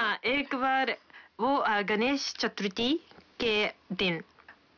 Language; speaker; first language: Hindi; non-native, fluent; Japanese